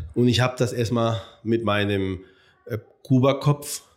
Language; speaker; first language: German; non-native, fluent; Spanish